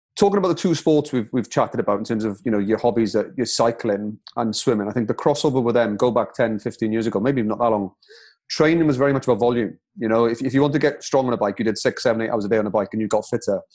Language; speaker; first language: English; native; English